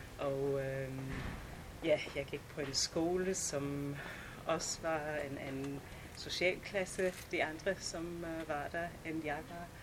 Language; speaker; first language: Danish; non-native, fluent; English